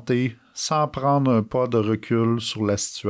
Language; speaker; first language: French; native; French